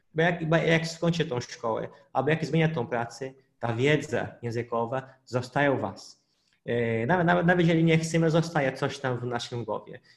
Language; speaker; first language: Polish; non-native, fluent; Portuguese